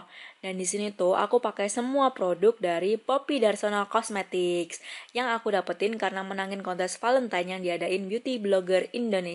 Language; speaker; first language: Indonesian; native; Indonesian